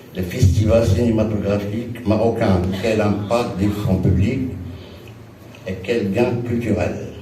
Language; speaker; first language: French; non-native, local second language; Arabic